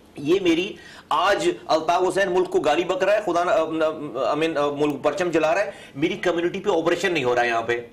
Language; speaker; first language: Urdu; native; Urdu